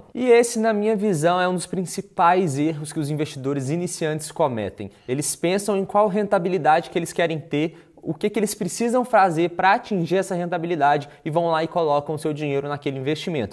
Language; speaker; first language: Portuguese; native; Portuguese